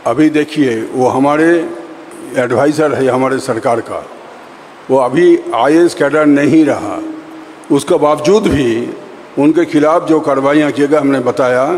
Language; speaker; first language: Hindi; non-native, local second language; Bangla